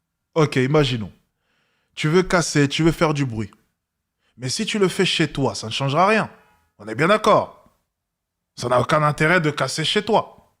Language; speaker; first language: French; native; French